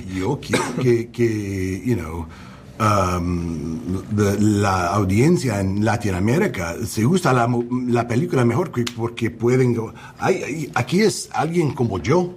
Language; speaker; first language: Spanish; non-native, learner; English